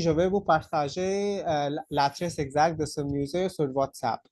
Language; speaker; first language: French; non-native, fluent; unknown